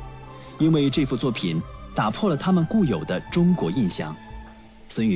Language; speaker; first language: Chinese; native; Chinese